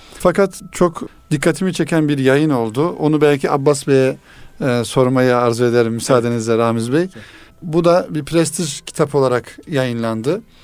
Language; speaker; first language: Turkish; native; Turkish